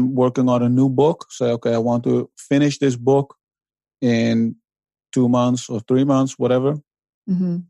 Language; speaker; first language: English; non-native, fluent; Dutch